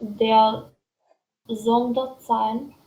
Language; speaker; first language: German; non-native, learner; Macedonian